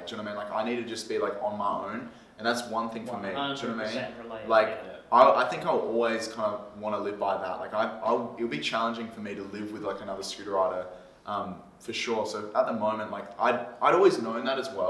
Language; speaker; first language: English; native; English